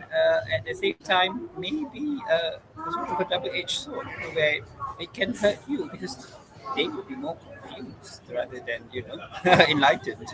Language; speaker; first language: English; non-native, local second language; Malay